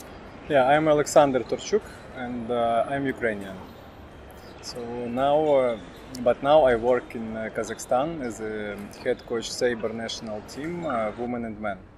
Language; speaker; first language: English; non-native, learner; Ukrainian